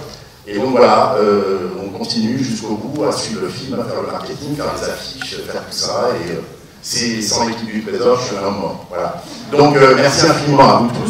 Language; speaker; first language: French; native; French